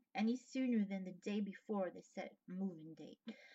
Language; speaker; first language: English; native; English